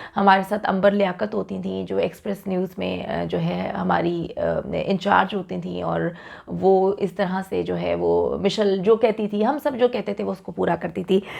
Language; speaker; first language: Urdu; native; Urdu